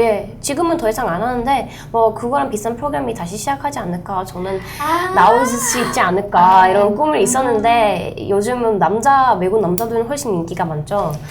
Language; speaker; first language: Korean; non-native, fluent; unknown